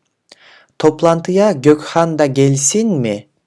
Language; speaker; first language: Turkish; non-native, fluent; Kyrgyz